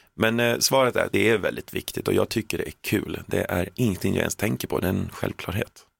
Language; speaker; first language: Swedish; native; Swedish